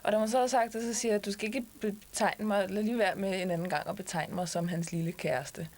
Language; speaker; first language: Danish; native; Danish